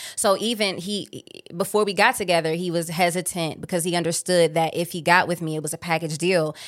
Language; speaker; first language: English; native; English